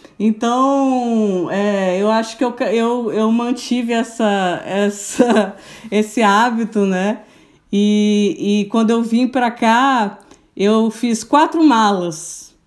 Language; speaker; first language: Portuguese; native; Portuguese